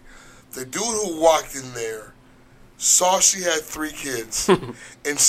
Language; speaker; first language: English; early bilingual, other home language; Haitian Creole